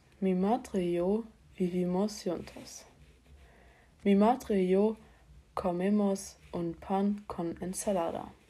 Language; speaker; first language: Spanish; non-native, learner; German